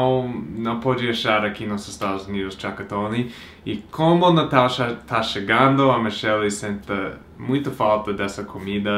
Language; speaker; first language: Portuguese; non-native, fluent; English